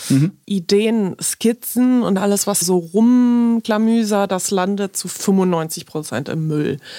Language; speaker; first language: German; early bilingual, other home language; Polish